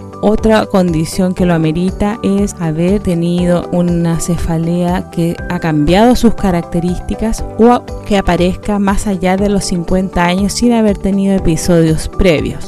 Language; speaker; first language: Spanish; native; Spanish